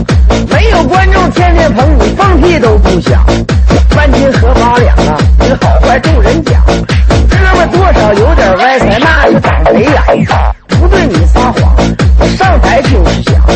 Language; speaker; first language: Chinese; native; Chinese